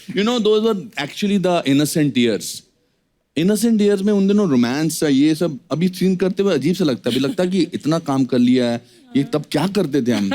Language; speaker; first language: Hindi; native; Hindi